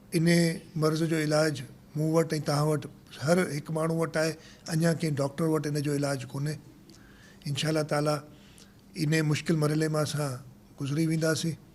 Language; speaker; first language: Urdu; non-native, local second language; Sindhi